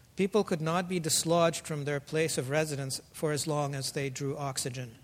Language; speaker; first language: English; early bilingual, other home language; Russian